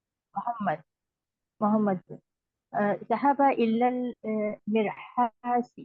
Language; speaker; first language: Arabic; non-native, learner; Urdu